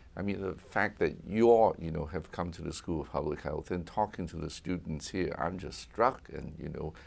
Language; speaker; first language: English; non-native, local second language; Cantonese